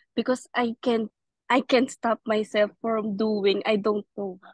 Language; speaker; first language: English; non-native, local second language; Filipino